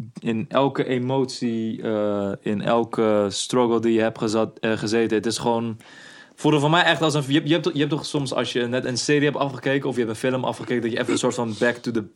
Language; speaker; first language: Dutch; native; Dutch